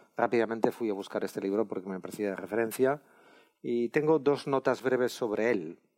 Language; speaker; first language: Spanish; non-native, local second language; Catalan